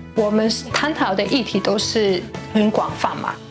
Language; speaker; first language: Chinese; non-native, fluent; Russian